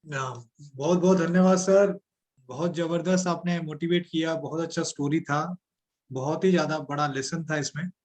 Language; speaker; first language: Hindi; non-native, local second language; Bangla